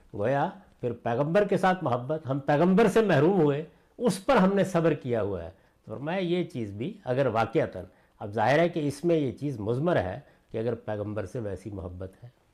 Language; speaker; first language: Urdu; non-native, local second language; Punjabi